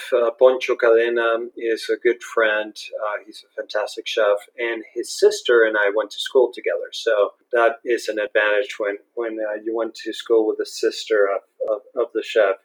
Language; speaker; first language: English; non-native, fluent; Spanish